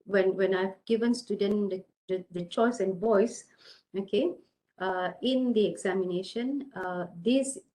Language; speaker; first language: English; non-native, local second language; Malay